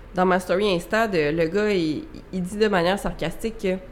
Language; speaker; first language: French; native; French